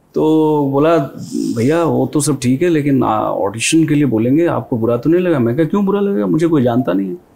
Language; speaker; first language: Hindi; non-native, local second language; Odia